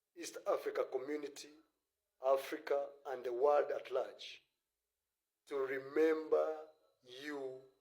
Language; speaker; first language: English; non-native, local second language; Swahili